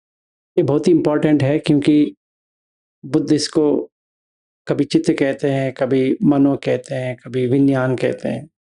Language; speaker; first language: Hindi; native; Hindi